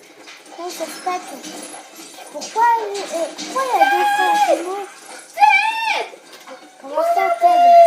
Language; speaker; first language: French; native; French